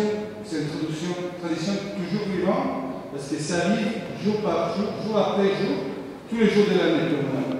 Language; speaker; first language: French; non-native, fluent; Italian